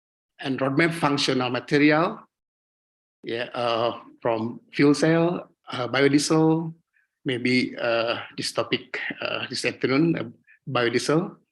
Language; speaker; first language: English; non-native, learner; Indonesian